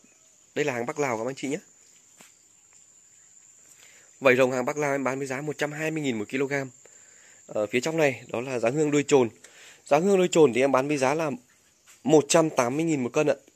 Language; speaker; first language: Vietnamese; native; Vietnamese